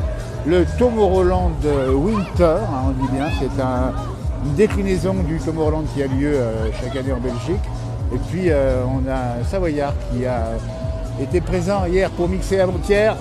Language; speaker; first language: French; native; French